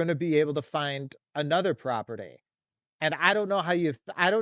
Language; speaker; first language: English; native; English